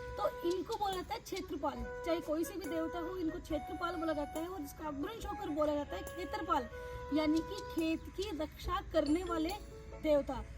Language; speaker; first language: Hindi; native; Hindi